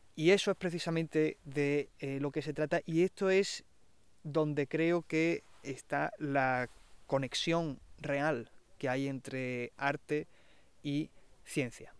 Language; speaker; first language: Spanish; native; Spanish